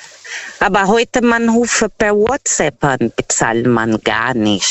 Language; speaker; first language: German; non-native, learner; Portuguese